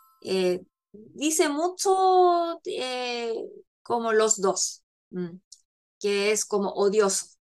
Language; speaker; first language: Spanish; non-native, fluent; Korean